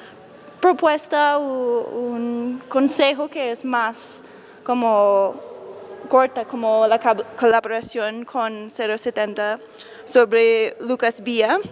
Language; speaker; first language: Spanish; non-native, fluent; English